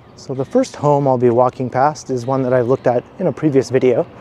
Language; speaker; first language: English; native; English